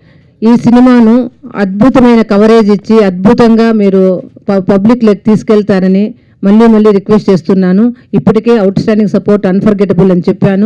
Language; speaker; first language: Telugu; native; Telugu